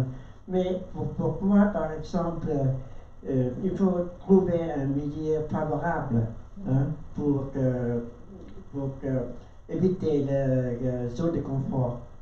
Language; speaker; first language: French; non-native, learner; Vietnamese